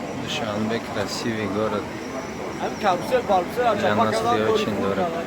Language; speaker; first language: Russian; non-native, local second language; Tajik